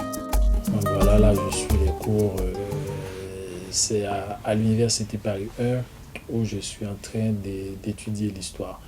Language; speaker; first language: French; non-native, local second language; Haitian Creole